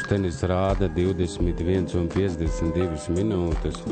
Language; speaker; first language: Latvian; native; Latvian